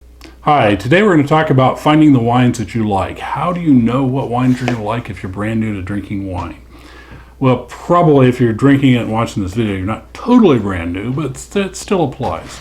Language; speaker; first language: English; native; English